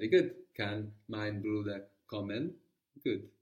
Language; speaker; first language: German; non-native, fluent; English